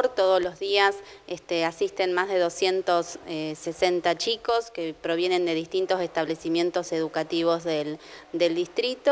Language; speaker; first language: Spanish; native; Spanish